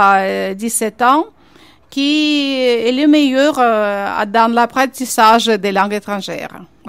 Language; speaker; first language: French; non-native, fluent; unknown